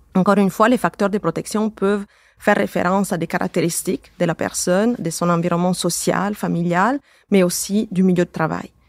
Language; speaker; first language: French; native; French